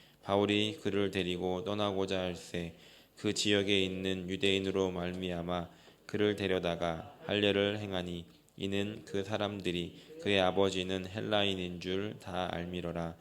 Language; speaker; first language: Korean; native; Korean